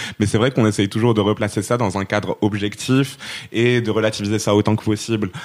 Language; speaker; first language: French; non-native, local second language; Arabic